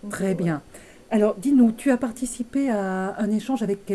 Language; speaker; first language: French; native; French